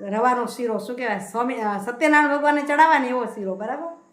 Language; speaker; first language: Gujarati; non-native, local second language; Kachhi